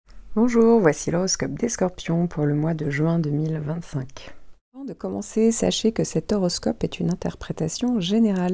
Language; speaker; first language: French; native; French